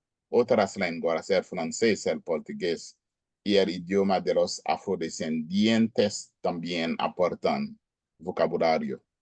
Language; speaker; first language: Spanish; non-native, learner; Haitian Creole